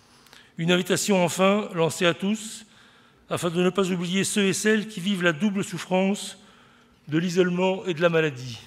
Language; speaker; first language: French; native; French